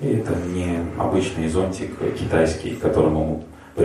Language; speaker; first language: Russian; native; Russian